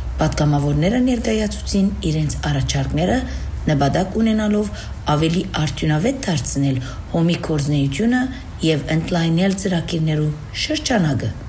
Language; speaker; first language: Armenian; early bilingual, heritage; Armenian